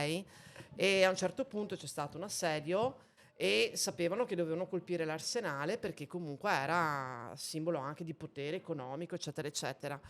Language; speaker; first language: Italian; native; Italian